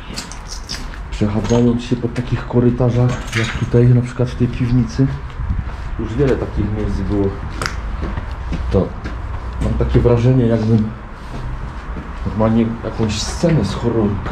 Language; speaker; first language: Polish; native; Polish